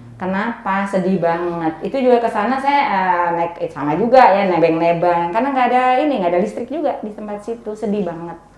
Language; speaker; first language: Indonesian; native; Indonesian